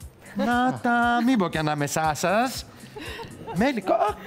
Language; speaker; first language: Greek; native; Greek